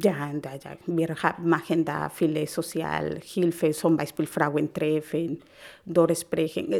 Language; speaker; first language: German; non-native, learner; Spanish